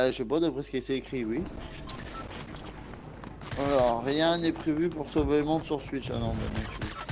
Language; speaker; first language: French; native; French